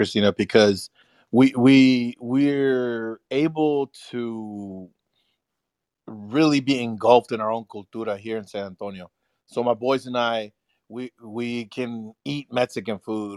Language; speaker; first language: English; early bilingual, other home language; Spanish